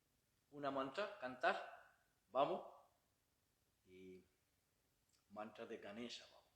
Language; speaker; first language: Spanish; non-native, learner; Bangla